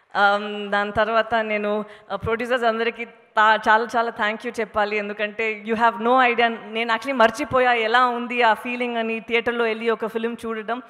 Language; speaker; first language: Telugu; non-native, fluent; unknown